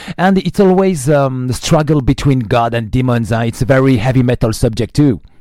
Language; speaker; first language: English; non-native, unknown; French